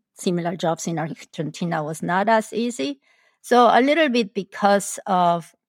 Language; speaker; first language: English; non-native, fluent; Spanish